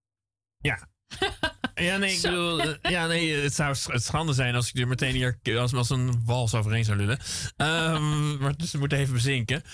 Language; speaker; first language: Dutch; native; Dutch